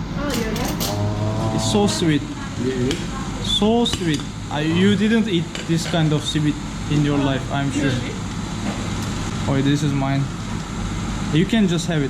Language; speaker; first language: English; non-native, fluent; Turkish